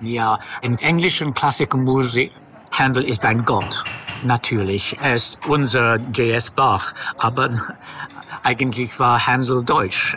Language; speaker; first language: German; non-native, fluent; English